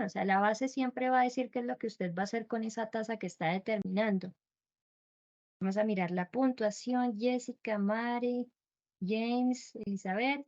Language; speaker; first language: Spanish; native; Spanish